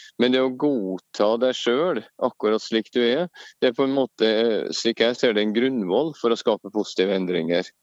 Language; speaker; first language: Norwegian; native; Norwegian